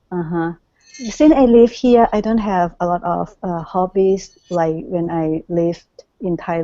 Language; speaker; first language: English; non-native, learner; Thai